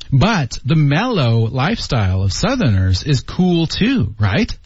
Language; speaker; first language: English; native; English